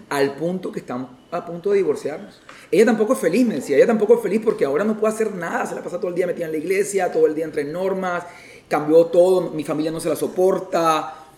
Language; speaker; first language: Spanish; native; Spanish